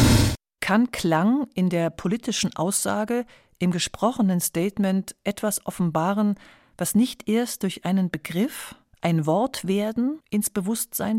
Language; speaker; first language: German; native; German